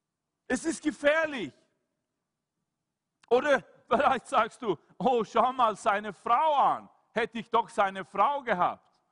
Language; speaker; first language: German; non-native, fluent; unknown